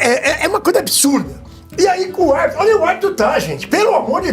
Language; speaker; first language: Portuguese; native; Portuguese